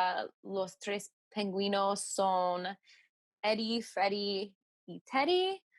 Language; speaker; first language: Spanish; non-native, learner; English